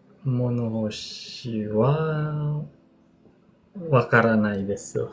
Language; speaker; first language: Japanese; non-native, learner; Filipino